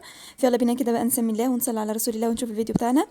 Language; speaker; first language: Arabic; native; Arabic